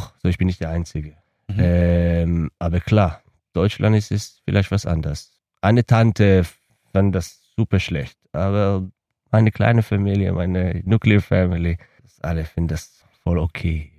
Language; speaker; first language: German; non-native, learner; Hebrew